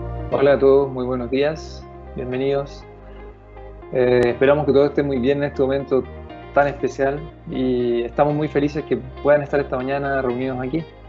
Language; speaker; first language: Spanish; native; Spanish